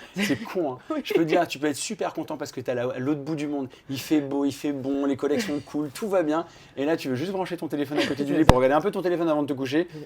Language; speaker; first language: French; native; French